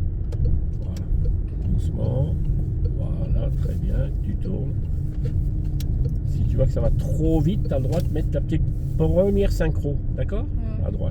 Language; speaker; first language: French; native; French